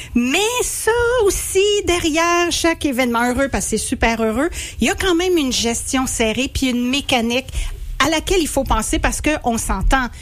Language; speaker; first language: French; native; French